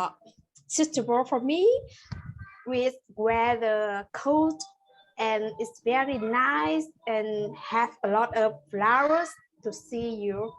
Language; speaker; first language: English; non-native, learner; Vietnamese